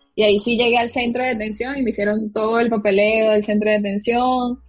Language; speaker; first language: Spanish; native; Spanish